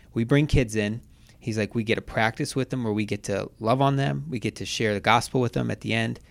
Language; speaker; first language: English; native; English